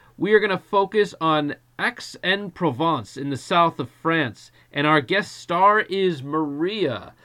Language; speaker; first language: English; native; English